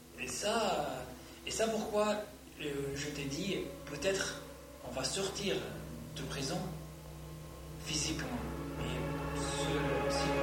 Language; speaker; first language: French; non-native, learner; Arabic